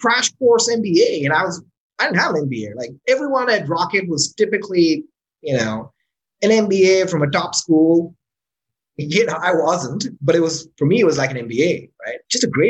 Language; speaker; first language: English; non-native, local second language; Urdu